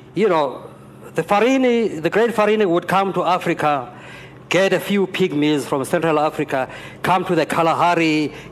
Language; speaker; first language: English; non-native, local second language; Xhosa